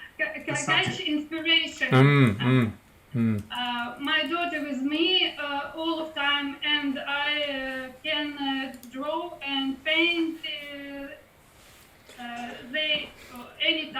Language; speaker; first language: English; non-native, learner; Russian